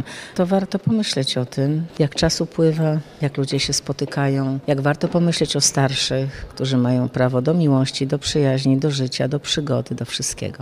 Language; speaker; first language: Polish; native; Polish